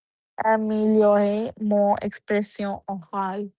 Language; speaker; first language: French; non-native, learner; Punjabi